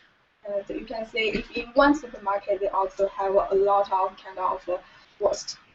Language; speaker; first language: English; non-native, learner; Chinese